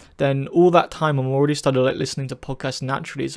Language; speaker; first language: English; native; English